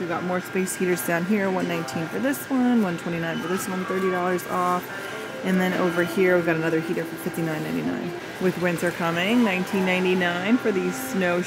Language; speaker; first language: English; native; English